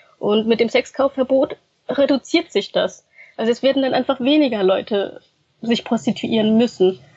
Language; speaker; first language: German; early bilingual, other home language; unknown